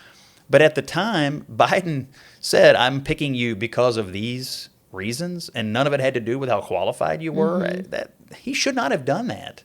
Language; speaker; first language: English; native; English